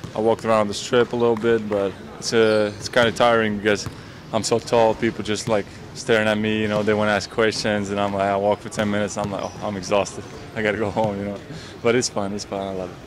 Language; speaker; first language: English; non-native, fluent; Latvian